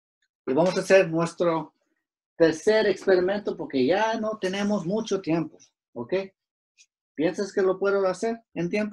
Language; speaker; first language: Spanish; early bilingual, heritage; Spanish